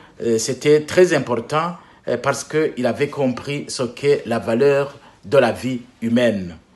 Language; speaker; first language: French; non-native, local second language; Rundi